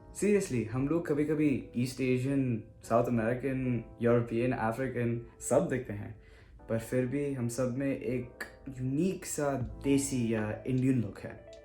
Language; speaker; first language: Hindi; early bilingual, heritage; Hindi